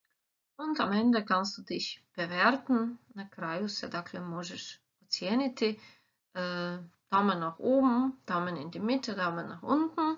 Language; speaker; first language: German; non-native, fluent; Croatian